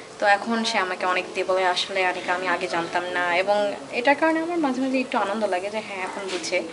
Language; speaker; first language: Bangla; early bilingual, heritage; Bangla